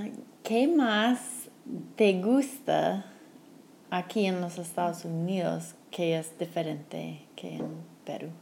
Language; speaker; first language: Spanish; non-native, fluent; English